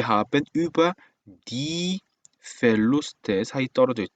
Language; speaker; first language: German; non-native, fluent; Korean